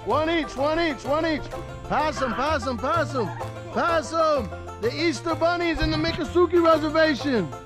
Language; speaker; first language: English; native; English